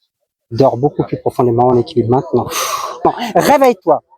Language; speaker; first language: French; native; French